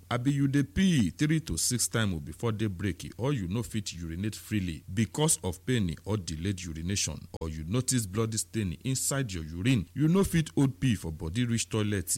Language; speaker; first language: Nigerian Pidgin; non-native, local second language; Yoruba